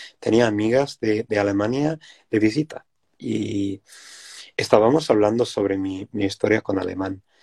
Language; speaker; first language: Spanish; non-native, fluent; English